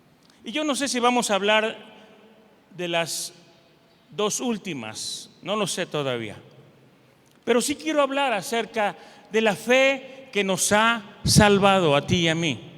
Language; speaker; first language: Spanish; native; Spanish